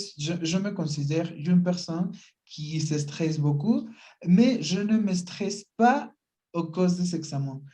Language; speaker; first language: French; non-native, learner; Spanish